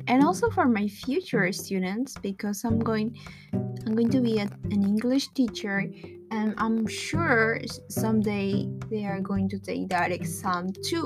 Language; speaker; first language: English; non-native, fluent; Spanish